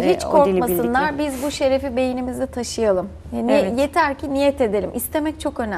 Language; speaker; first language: Turkish; native; Turkish